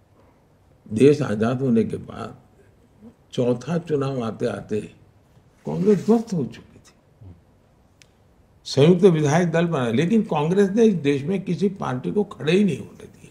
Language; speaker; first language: Hindi; non-native, local second language; Gujarati